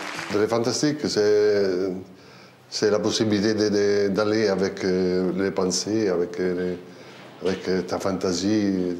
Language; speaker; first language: French; non-native, fluent; Italian